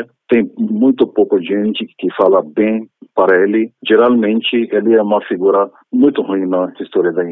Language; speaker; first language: Portuguese; non-native, fluent; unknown